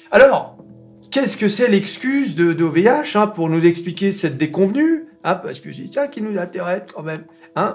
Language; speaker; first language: French; native; French